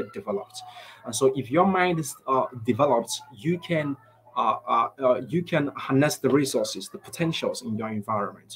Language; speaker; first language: English; non-native, local second language; Igbo